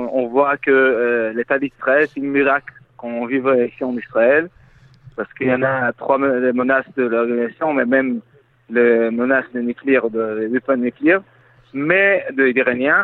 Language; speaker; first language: French; non-native, fluent; Hebrew